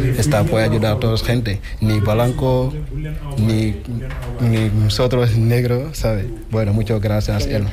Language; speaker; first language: Spanish; non-native, learner; Wolof